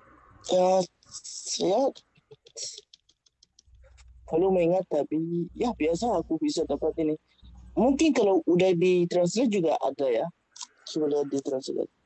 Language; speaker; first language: Indonesian; non-native, fluent; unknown